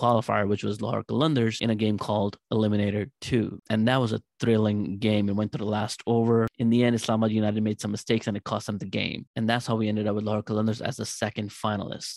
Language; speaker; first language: English; non-native, local second language; Urdu